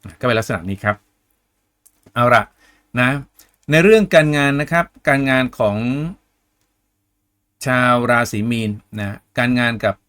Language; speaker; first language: Thai; native; Thai